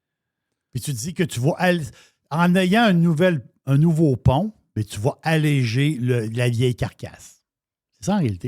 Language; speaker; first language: French; native; French